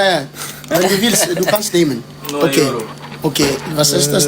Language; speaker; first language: German; non-native, learner; Amharic